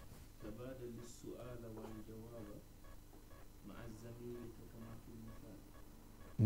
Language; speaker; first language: Arabic; non-native, learner; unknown